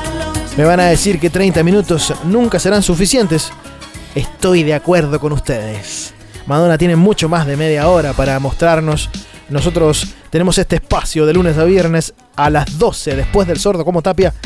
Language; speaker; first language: Spanish; native; Spanish